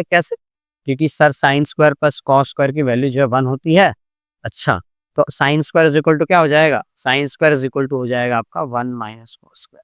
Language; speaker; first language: Hindi; non-native, local second language; Gujarati